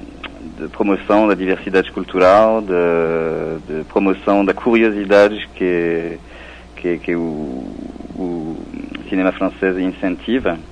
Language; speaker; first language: Portuguese; non-native, fluent; French